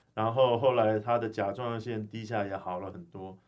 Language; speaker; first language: Chinese; early bilingual, heritage; Chinese